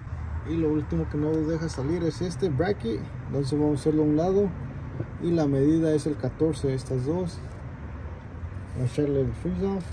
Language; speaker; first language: Spanish; early bilingual, heritage; Spanish